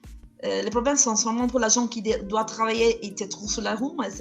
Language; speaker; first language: French; non-native, fluent; Italian